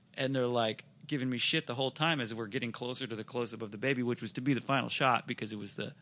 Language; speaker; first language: English; native; English